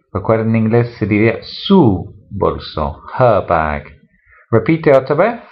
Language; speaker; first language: Spanish; non-native, fluent; English